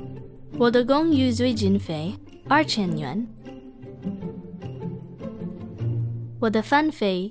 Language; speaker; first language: Chinese; non-native, learner; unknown